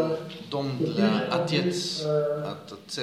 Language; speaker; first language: Russian; non-native, learner; Dutch